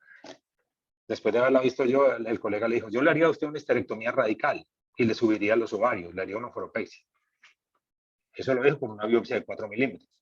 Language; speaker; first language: Spanish; native; Spanish